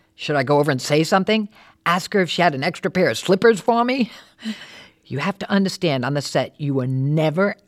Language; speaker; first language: English; native; English